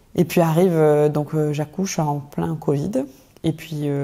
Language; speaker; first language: French; native; French